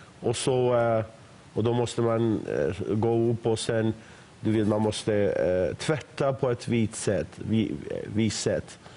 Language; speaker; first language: Swedish; non-native, fluent; Persian